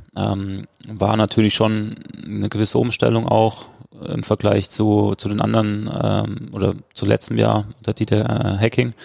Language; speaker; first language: German; native; German